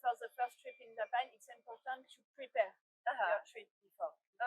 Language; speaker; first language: English; non-native, learner; French